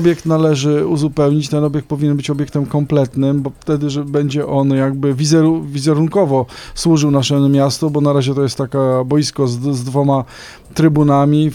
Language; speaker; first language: Polish; native; Polish